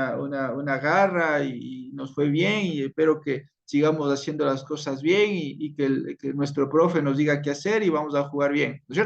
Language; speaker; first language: Spanish; native; Spanish